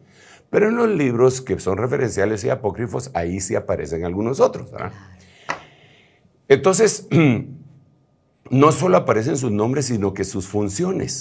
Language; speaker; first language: Spanish; native; Spanish